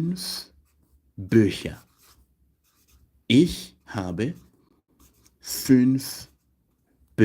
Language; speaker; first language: German; non-native, fluent; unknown